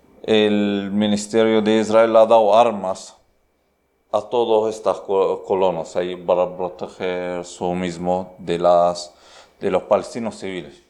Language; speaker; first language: Spanish; non-native, learner; Arabic